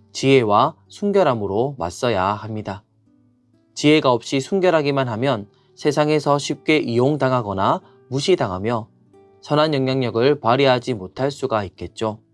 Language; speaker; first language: Korean; native; Korean